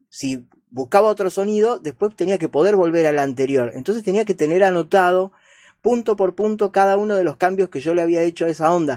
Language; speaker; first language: Spanish; native; Spanish